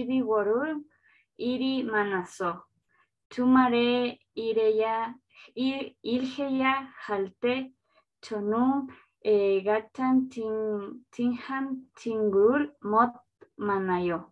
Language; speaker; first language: Korean; non-native, learner; Spanish